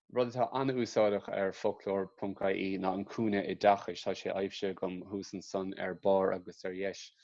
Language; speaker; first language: Irish; native; Irish